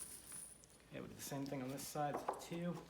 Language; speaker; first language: English; native; English